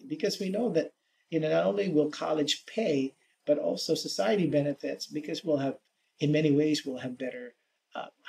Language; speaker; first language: English; native; English